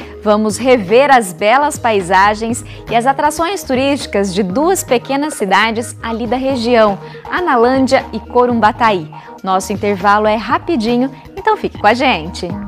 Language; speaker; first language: Portuguese; native; Portuguese